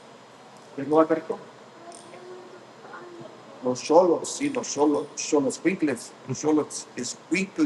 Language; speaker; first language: Spanish; early bilingual, heritage; Spanish